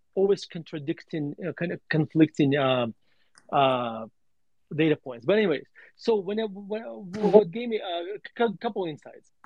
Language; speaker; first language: English; non-native, fluent; Russian